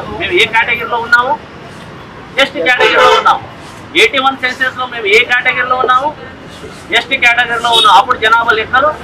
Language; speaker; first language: Telugu; non-native, local second language; Lambadi